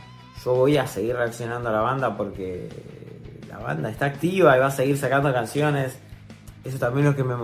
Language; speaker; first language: Spanish; native; Spanish